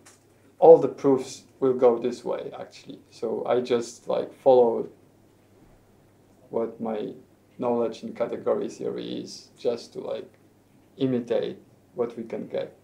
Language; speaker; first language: English; non-native, fluent; Polish